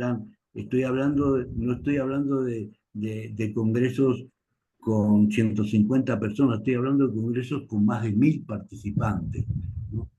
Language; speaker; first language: Spanish; native; Spanish